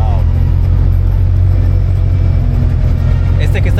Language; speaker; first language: Spanish; early bilingual, heritage; Spanish